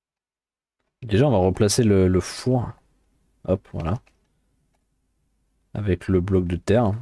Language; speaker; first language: French; native; French